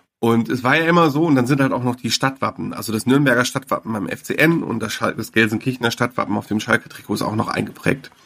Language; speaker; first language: German; native; German